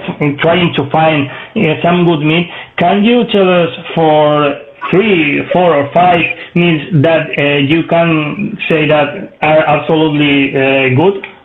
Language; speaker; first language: English; non-native, learner; Spanish